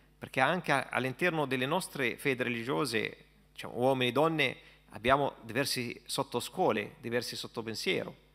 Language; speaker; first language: Italian; non-native, fluent; Arabic